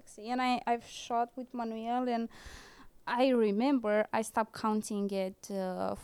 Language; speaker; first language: English; non-native, fluent; Romanian